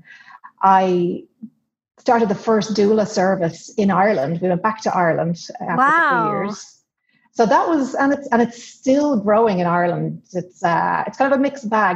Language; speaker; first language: English; native; English